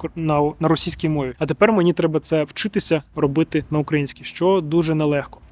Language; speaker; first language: Ukrainian; non-native, local second language; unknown